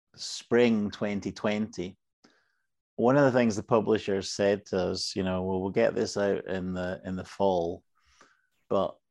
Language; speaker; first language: English; native; English